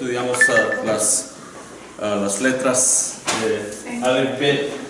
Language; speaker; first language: Spanish; non-native, learner; English